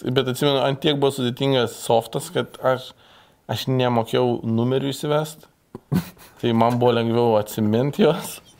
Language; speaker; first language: Lithuanian; native; Lithuanian